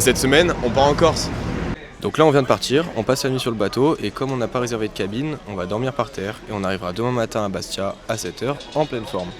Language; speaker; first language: French; native; French